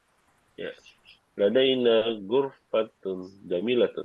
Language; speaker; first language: Arabic; non-native, learner; Indonesian